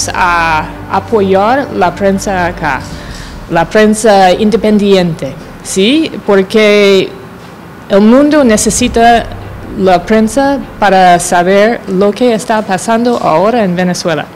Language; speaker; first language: Spanish; non-native, fluent; English